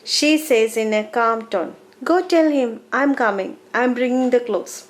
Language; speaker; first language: English; non-native, local second language; Malayalam